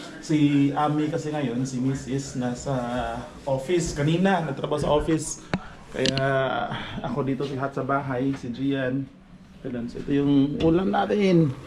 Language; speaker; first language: Filipino; non-native, local second language; Cebuano